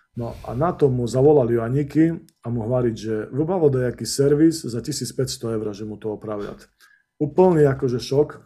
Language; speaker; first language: Slovak; non-native, local second language; Rusyn